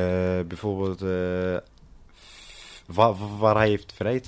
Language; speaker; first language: Dutch; non-native, learner; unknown